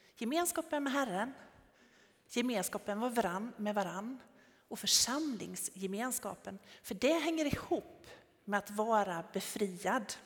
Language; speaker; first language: Swedish; native; Swedish